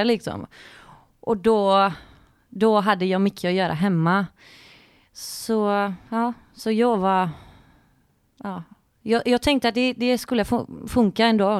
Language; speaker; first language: Swedish; non-native, fluent; Greek